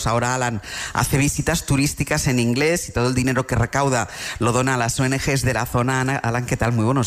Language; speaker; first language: Spanish; native; Spanish